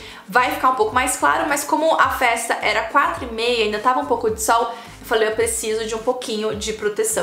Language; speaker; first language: Portuguese; native; Portuguese